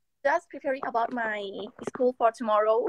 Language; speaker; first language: English; non-native, learner; Thai